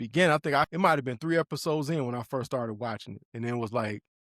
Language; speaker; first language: English; native; English